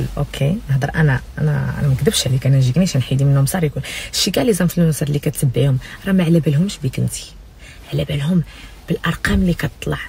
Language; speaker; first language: Arabic; native; Arabic